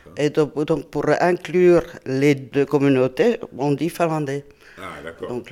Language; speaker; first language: French; non-native, fluent; Finnish